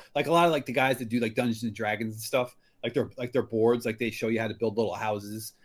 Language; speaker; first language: English; native; English